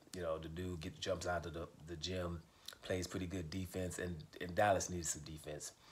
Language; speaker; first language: English; native; English